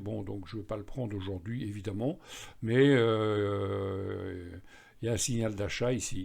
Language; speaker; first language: French; native; French